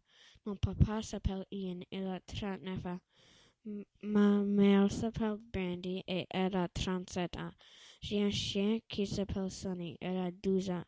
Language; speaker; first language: French; non-native, learner; English